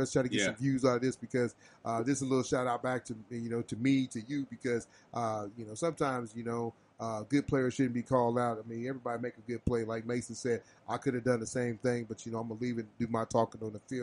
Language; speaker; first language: English; native; English